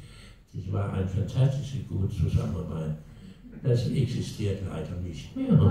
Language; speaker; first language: German; non-native, learner; Danish